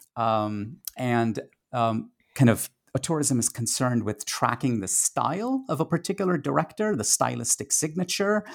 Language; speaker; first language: English; non-native, local second language; Tamil